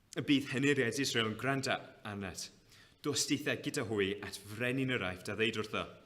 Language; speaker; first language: Welsh; native; Welsh